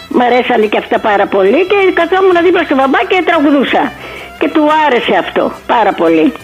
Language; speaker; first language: Greek; native; Greek